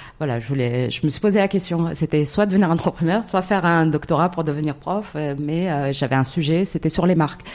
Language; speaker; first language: French; non-native, local second language; Arabic